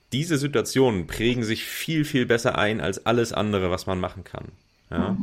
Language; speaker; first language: German; native; German